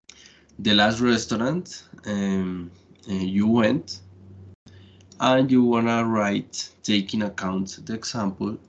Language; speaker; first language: English; non-native, fluent; Spanish